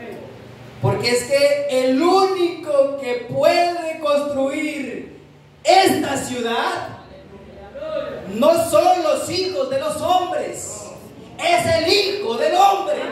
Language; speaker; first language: Spanish; native; Spanish